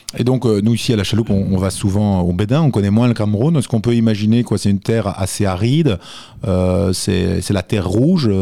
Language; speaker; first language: French; native; French